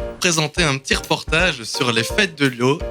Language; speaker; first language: French; native; French